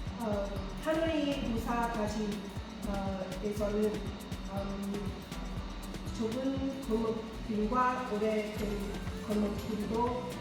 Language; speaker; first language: Korean; non-native, learner; Vietnamese